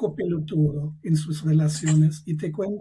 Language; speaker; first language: Spanish; non-native, fluent; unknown